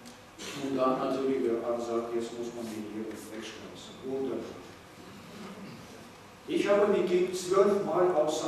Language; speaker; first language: German; non-native, fluent; Russian